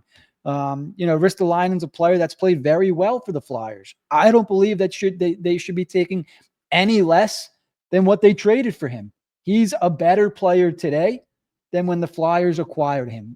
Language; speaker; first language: English; native; English